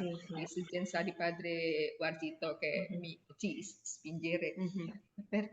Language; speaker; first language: Italian; non-native, learner; Indonesian